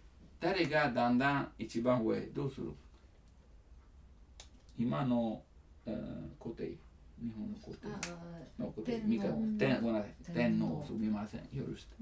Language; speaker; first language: Japanese; non-native, learner; Italian